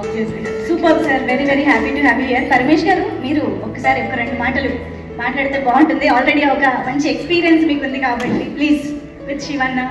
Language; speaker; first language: Telugu; native; Telugu